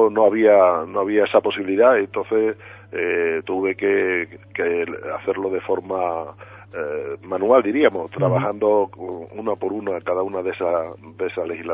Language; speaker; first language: Spanish; native; Spanish